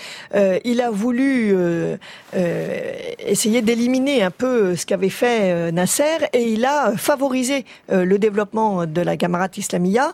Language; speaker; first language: French; native; French